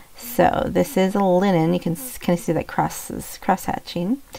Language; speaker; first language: English; native; English